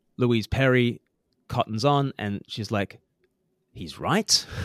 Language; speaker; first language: English; native; English